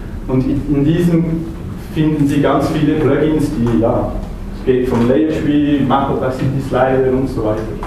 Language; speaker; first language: German; non-native, fluent; French